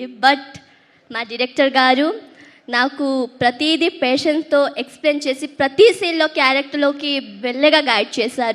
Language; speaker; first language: Telugu; non-native, local second language; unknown